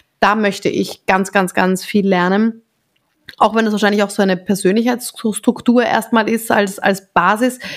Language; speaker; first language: German; native; German